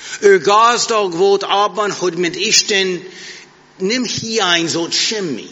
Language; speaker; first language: Hungarian; non-native, fluent; English